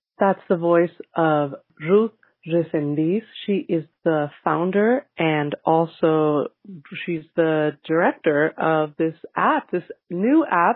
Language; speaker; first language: English; early bilingual, other home language; Spanish